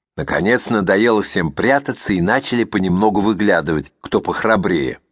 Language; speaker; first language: Russian; native; Russian